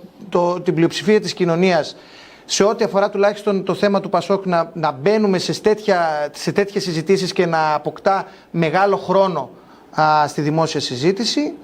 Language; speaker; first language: Greek; native; Greek